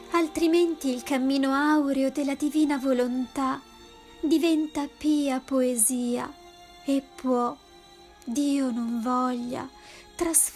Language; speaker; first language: Italian; native; Italian